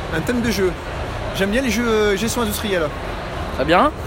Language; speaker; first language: French; native; French